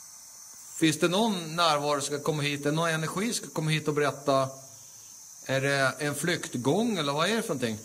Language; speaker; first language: Swedish; native; Swedish